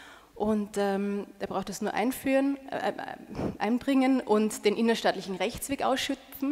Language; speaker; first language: German; native; German